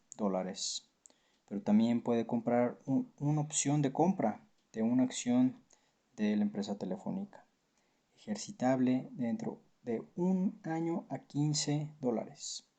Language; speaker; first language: Spanish; native; Spanish